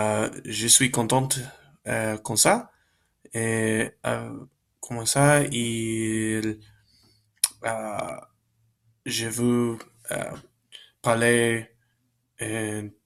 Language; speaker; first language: French; non-native, learner; Spanish